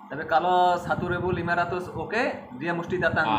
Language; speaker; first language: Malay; non-native, learner; Bangla